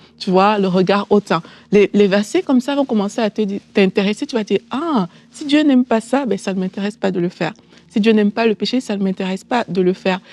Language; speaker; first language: French; native; French